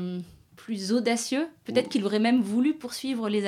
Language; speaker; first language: French; native; French